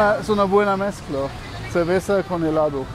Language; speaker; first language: Spanish; non-native, learner; German